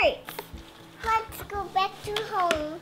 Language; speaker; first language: English; early bilingual, other home language; Indonesian